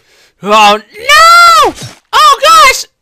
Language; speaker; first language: English; native; English